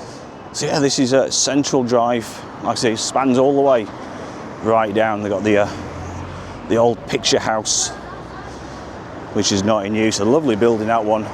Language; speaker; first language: English; native; English